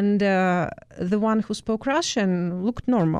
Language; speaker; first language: English; non-native, fluent; Ukrainian